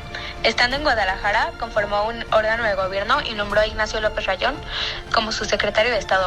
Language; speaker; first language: Spanish; native; Spanish